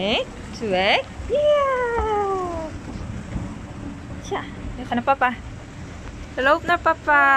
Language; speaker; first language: Dutch; non-native, learner; Filipino